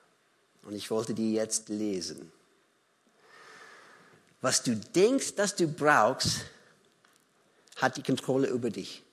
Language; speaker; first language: German; non-native, fluent; English